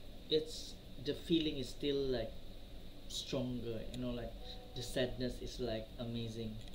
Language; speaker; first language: English; non-native, local second language; Malay